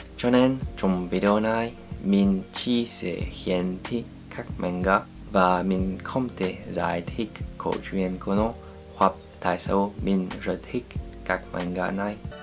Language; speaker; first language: Vietnamese; non-native, learner; French